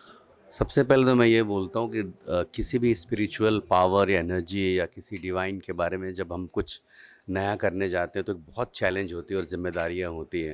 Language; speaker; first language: Hindi; native; Hindi